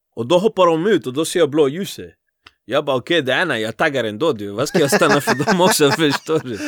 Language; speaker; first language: Swedish; early bilingual, other home language; Spanish